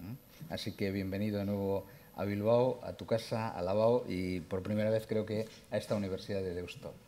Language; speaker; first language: Spanish; native; Spanish